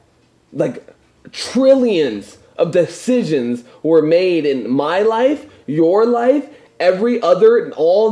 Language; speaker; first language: English; native; English